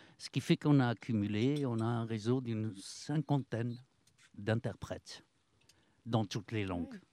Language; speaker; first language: French; non-native, local second language; Arabic